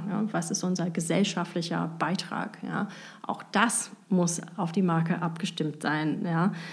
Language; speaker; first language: German; non-native, fluent; English